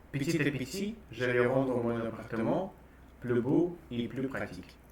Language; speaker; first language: French; non-native, learner; Russian